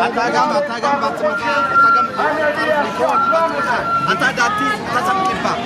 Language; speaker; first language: Hebrew; non-native, learner; Amharic